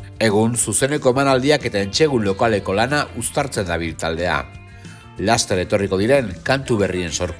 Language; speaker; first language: Basque; native; Basque